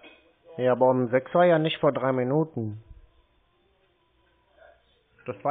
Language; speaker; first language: German; native; German